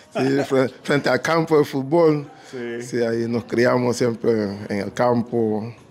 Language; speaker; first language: Spanish; native; Spanish